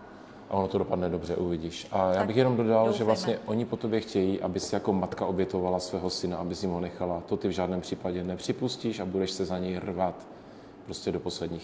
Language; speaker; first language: Czech; native; Czech